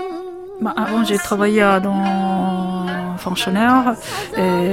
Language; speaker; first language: French; non-native, learner; Japanese